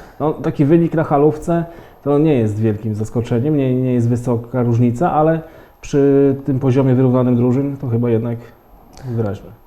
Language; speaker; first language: Polish; native; Polish